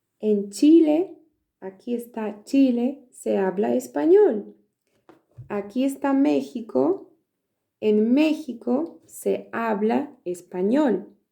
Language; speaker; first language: Spanish; non-native, fluent; Polish